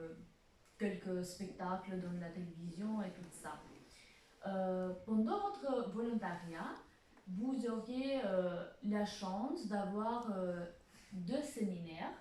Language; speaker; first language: French; non-native, fluent; Albanian